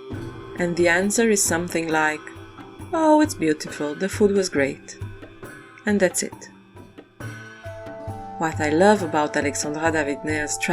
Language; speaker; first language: English; non-native, fluent; French